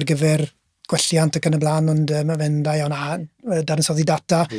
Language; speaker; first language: Welsh; native; Welsh